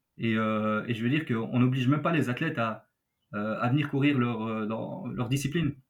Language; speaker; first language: French; native; French